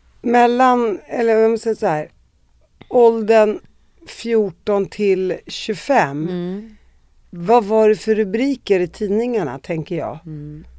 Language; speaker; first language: Swedish; native; Swedish